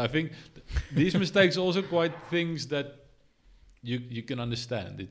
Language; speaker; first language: English; non-native, local second language; Afrikaans